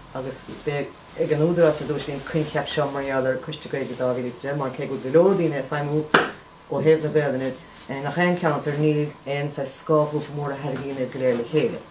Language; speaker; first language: Irish; native; Irish